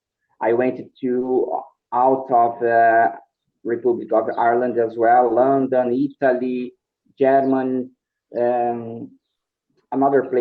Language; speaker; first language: English; non-native, learner; Portuguese